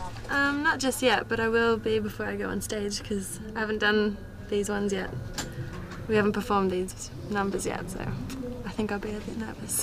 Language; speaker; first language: English; early bilingual, other home language; German